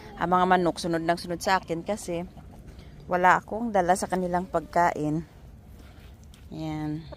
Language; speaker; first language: Filipino; non-native, local second language; Masbatenyo